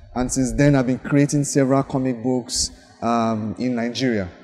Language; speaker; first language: English; non-native, local second language; Yoruba